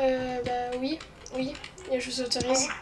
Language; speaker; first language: French; native; French